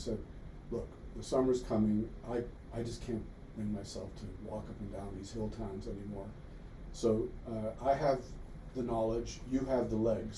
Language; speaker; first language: English; native; English